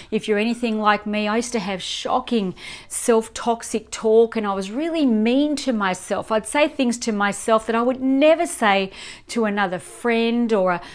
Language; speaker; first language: English; native; English